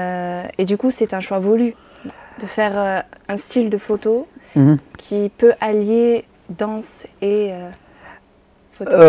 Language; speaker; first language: French; native; French